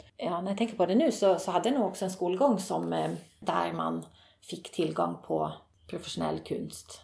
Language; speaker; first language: Swedish; native; Swedish